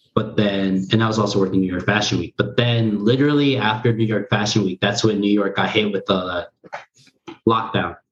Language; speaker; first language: English; early bilingual, other home language; Korean